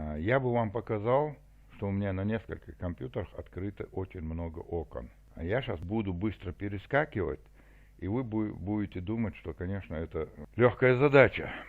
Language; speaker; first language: Russian; non-native, local second language; Chechen